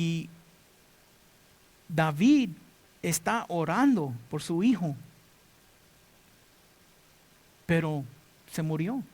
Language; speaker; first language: Spanish; non-native, learner; English